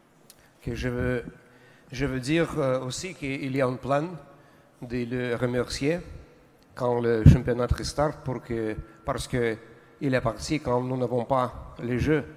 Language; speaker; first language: French; non-native, learner; Russian